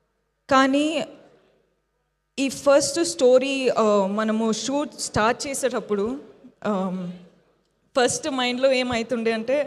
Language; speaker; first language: Telugu; non-native, fluent; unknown